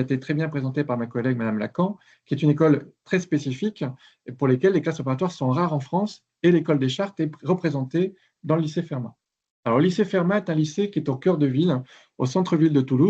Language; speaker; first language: French; native; French